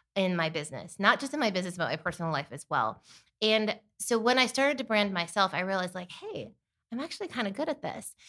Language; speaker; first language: English; native; English